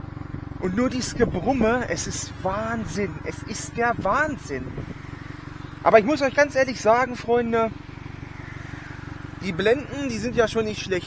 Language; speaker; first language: German; native; German